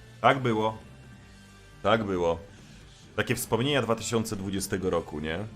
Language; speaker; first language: Polish; native; Polish